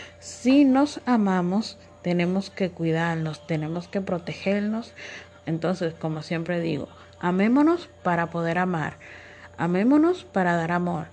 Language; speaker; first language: Spanish; native; Spanish